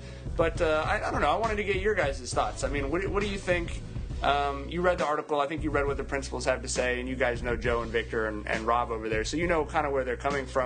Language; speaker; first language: English; native; English